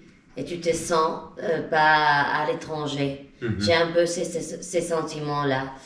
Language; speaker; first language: French; non-native, fluent; Spanish